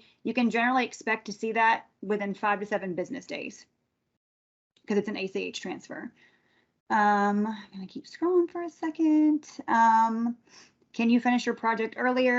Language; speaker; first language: English; native; English